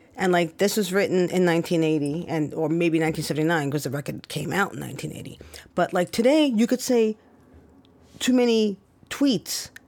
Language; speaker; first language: English; native; English